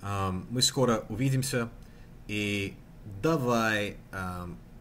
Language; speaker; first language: Russian; non-native, learner; English